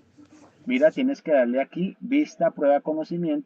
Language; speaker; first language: Spanish; native; Spanish